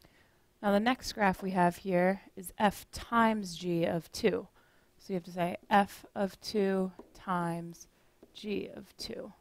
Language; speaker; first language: English; native; English